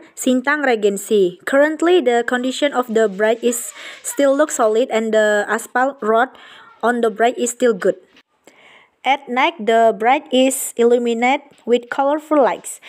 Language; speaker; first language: English; non-native, learner; Indonesian